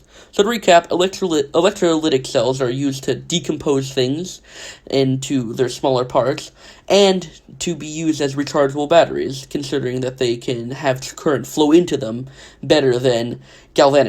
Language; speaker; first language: English; native; English